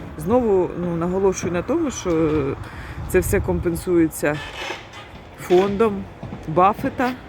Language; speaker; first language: Ukrainian; native; Ukrainian